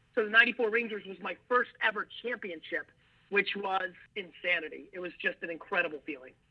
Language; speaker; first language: English; early bilingual, other home language; Russian